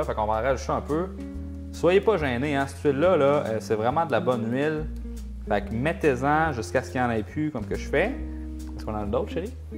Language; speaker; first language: French; native; French